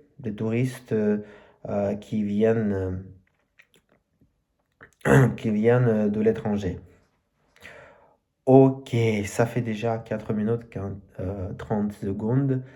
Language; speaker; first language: French; non-native, learner; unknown